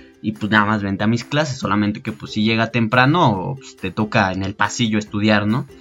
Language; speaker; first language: Spanish; native; Spanish